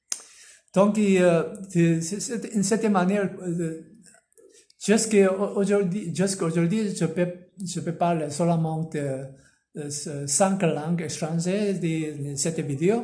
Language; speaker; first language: French; non-native, learner; Korean